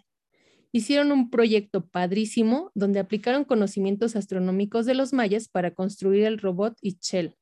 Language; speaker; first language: Spanish; native; Spanish